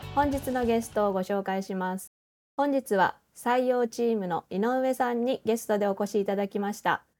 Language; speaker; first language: Japanese; native; Japanese